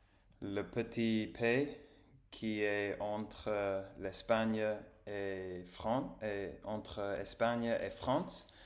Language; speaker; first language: French; non-native, learner; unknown